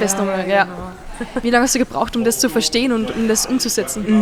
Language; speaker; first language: German; native; German